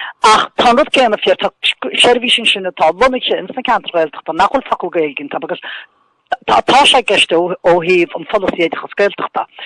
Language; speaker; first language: Irish; native; Irish